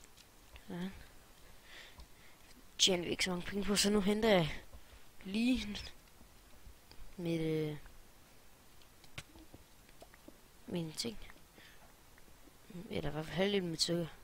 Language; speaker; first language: Danish; native; Danish